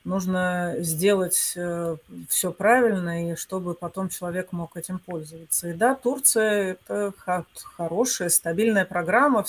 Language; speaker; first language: Russian; native; Russian